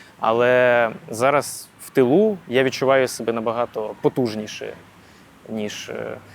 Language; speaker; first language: Ukrainian; non-native, local second language; Russian